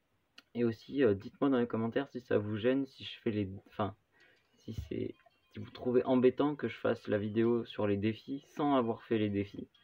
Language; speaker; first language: French; native; French